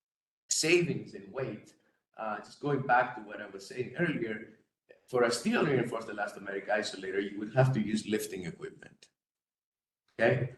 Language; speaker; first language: English; non-native, fluent; Greek